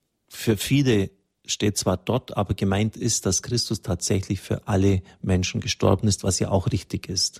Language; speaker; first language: German; native; German